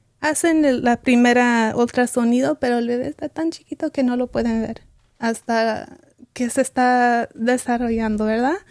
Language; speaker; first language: Spanish; early bilingual, heritage; Spanish